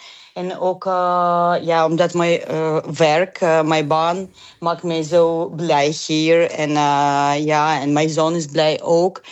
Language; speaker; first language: Dutch; non-native, learner; Ukrainian